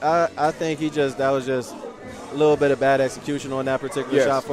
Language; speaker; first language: English; native; English